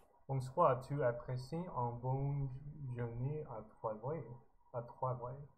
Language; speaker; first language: French; non-native, learner; English